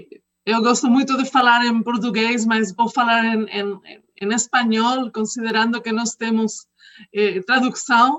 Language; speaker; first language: Portuguese; non-native, fluent; Spanish